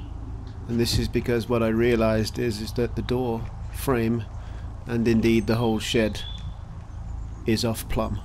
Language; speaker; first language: English; native; English